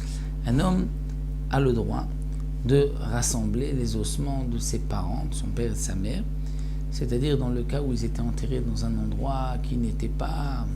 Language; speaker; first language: French; native; French